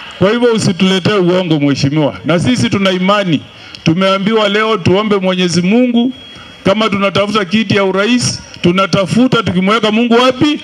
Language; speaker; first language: Swahili; non-native, local second language; Gusii